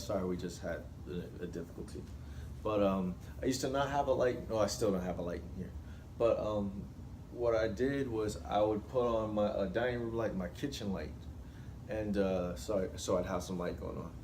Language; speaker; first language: English; native; English